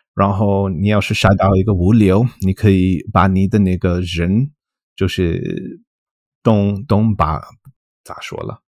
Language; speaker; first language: Chinese; non-native, fluent; English